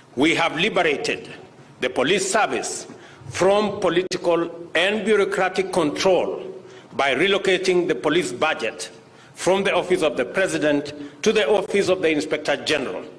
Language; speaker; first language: English; non-native, local second language; Kalenjin